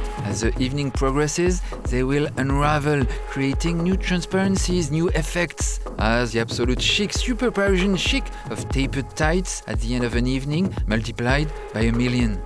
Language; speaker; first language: English; non-native, fluent; French